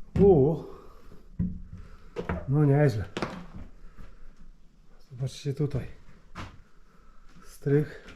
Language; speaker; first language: Polish; native; Polish